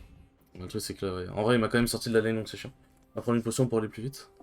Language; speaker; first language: French; native; French